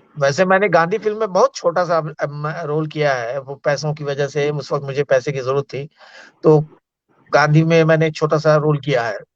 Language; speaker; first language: Hindi; native; Hindi